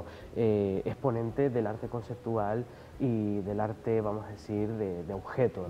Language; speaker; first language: Spanish; native; Spanish